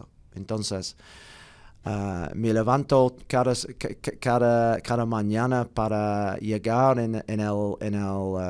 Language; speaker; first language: Spanish; non-native, learner; English